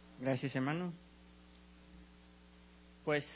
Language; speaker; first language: Spanish; non-native, learner; English